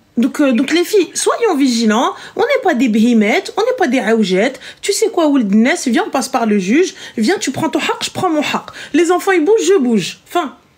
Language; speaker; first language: French; early bilingual, other home language; Arabic